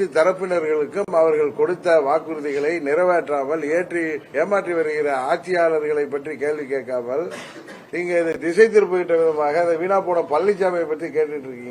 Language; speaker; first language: Tamil; native; Tamil